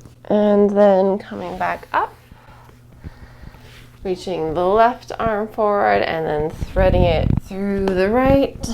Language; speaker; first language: English; native; English